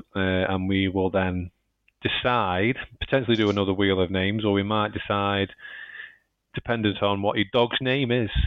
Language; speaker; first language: English; native; English